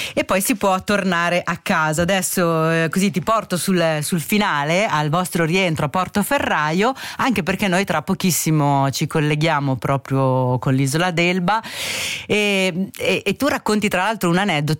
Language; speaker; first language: Italian; native; Italian